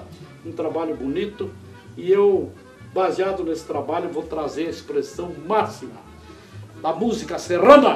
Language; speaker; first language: Portuguese; native; Portuguese